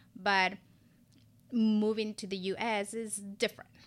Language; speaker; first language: English; non-native, fluent; Spanish